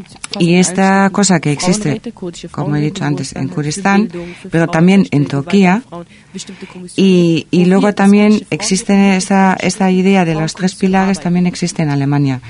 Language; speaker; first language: Spanish; non-native, fluent; German